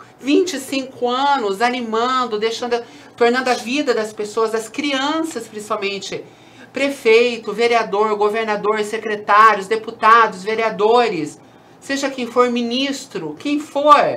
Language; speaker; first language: Portuguese; native; Portuguese